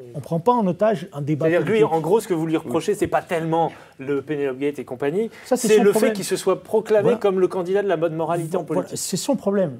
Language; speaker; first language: French; native; French